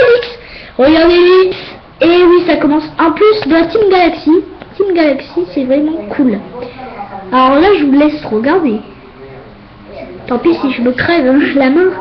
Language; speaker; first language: French; native; French